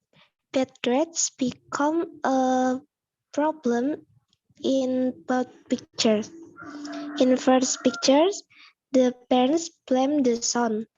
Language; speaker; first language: English; non-native, learner; Indonesian